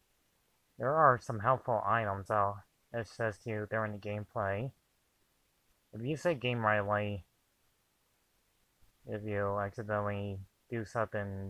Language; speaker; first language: English; native; English